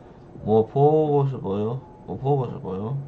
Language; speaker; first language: Korean; non-native, learner; English